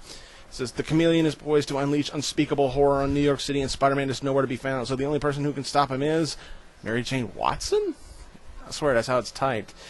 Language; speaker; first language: English; native; English